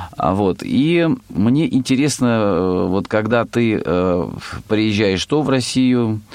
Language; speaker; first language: Russian; native; Russian